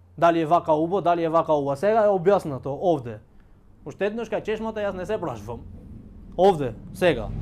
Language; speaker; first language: Macedonian; non-native, local second language; Albanian